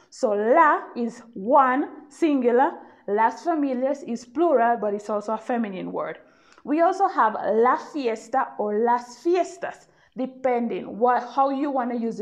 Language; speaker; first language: English; native; English